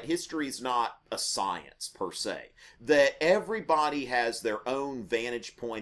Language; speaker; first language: English; native; English